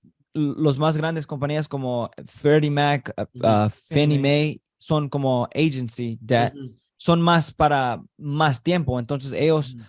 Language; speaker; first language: Spanish; early bilingual, heritage; Spanish